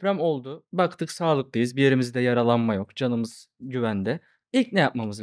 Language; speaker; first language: Turkish; native; Turkish